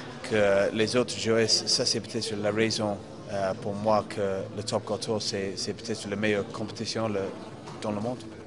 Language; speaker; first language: French; non-native, fluent; English